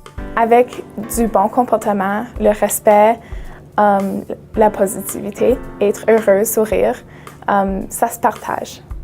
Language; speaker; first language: French; native; French